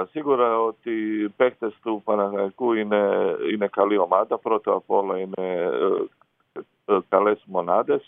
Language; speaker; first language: Greek; non-native, fluent; Croatian